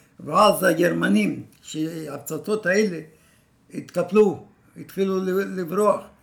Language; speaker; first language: Hebrew; non-native, fluent; Romanian